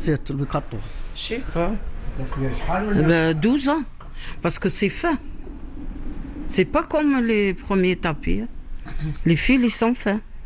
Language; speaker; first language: French; non-native, learner; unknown